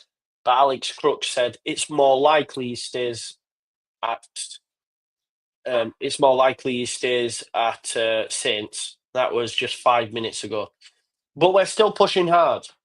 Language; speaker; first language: English; native; English